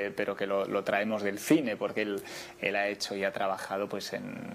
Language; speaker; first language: Spanish; native; Spanish